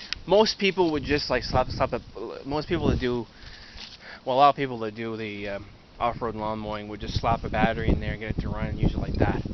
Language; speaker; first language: English; native; English